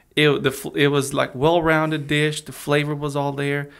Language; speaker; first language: English; early bilingual, other home language; Russian